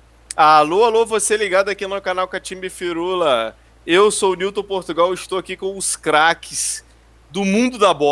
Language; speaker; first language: Portuguese; native; Portuguese